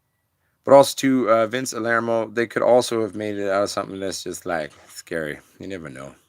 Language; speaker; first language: English; native; English